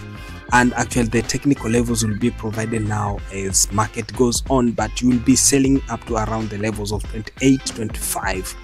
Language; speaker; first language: English; non-native, local second language; Swahili